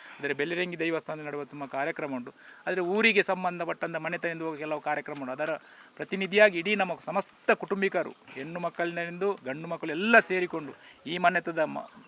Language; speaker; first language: Kannada; native; Kannada